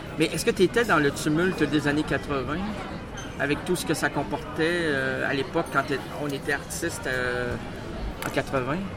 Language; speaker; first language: French; native; French